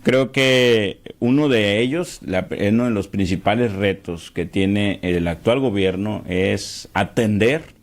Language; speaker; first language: Spanish; native; Spanish